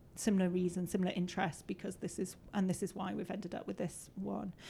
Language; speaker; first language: English; native; English